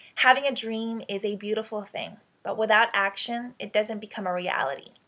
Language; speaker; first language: English; early bilingual, other home language; Filipino